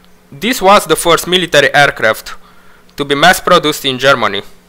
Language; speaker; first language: English; non-native, fluent; Romanian